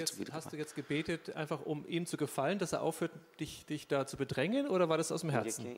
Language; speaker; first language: German; native; German